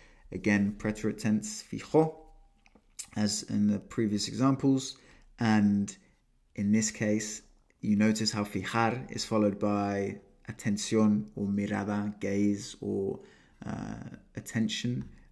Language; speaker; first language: English; native; English